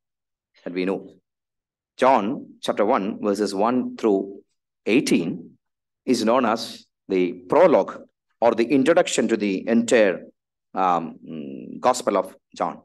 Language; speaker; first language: English; non-native, local second language; Malayalam